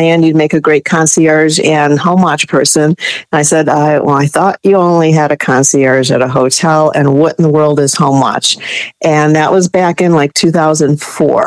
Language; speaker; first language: English; native; English